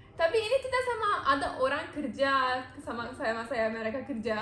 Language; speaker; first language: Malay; non-native, learner; Turkish